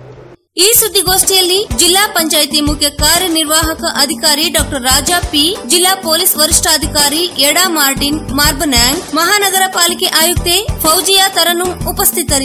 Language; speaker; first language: Kannada; native; Kannada